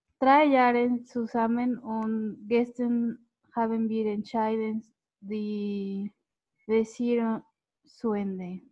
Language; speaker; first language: German; non-native, learner; Spanish